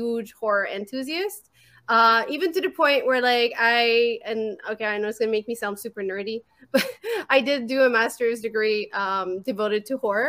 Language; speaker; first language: English; non-native, fluent; French